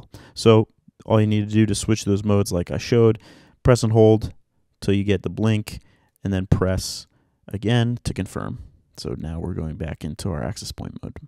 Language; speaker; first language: English; native; English